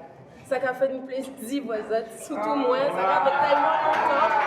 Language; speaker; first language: French; native; French